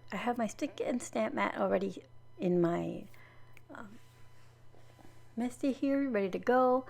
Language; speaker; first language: English; native; English